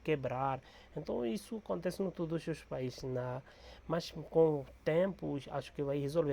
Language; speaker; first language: Portuguese; non-native, learner; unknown